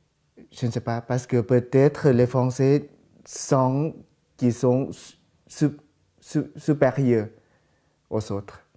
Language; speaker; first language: French; non-native, fluent; Thai